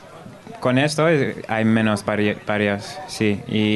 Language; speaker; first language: Spanish; non-native, learner; English